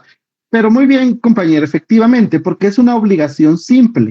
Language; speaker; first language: Spanish; native; Spanish